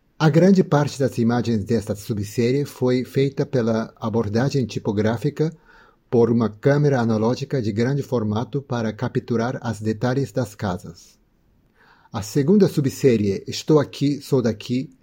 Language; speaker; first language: Portuguese; non-native, fluent; Japanese